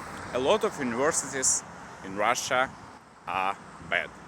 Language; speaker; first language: English; non-native, learner; Russian